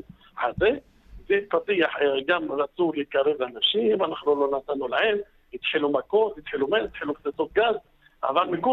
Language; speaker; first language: Hebrew; non-native, fluent; Arabic